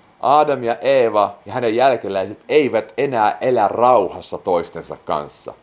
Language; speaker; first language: Finnish; native; Finnish